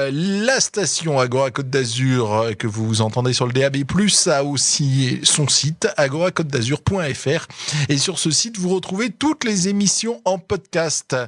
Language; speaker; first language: French; native; French